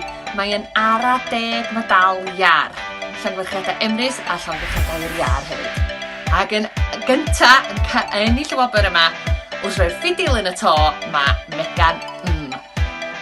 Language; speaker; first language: Welsh; native; Welsh